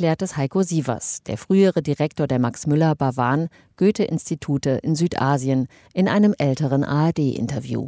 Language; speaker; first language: German; native; German